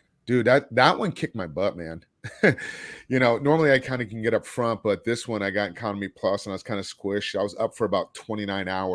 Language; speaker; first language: English; native; English